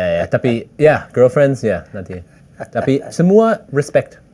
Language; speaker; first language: Indonesian; early bilingual, heritage; English